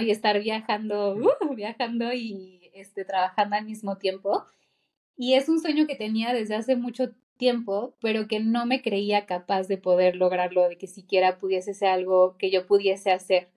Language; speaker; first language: Spanish; native; Spanish